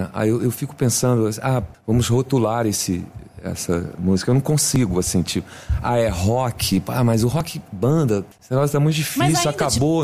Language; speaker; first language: Portuguese; native; Portuguese